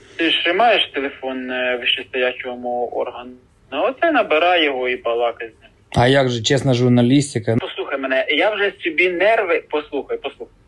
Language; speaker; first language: Ukrainian; native; Ukrainian